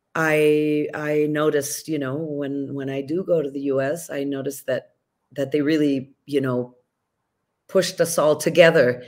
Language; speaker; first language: English; early bilingual, other home language; Spanish